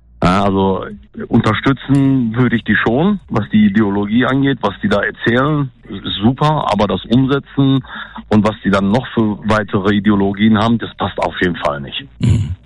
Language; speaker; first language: German; native; German